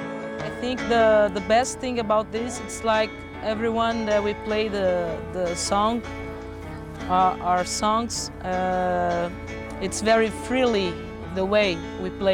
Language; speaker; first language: English; non-native, fluent; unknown